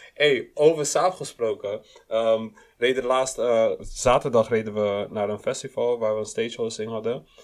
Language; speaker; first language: Dutch; early bilingual, other home language; Kinyarwanda